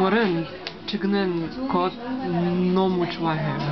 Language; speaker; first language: Korean; non-native, learner; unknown